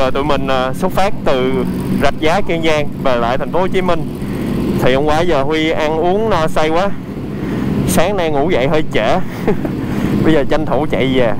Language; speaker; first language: Vietnamese; native; Vietnamese